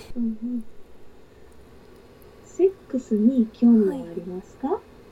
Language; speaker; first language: Japanese; native; Japanese